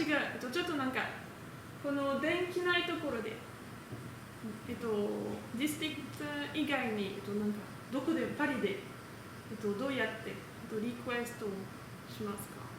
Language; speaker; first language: Japanese; non-native, learner; French